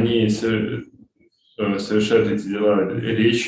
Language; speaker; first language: Russian; native; Russian